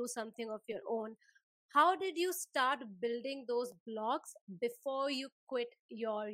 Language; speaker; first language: English; non-native, local second language; Hindi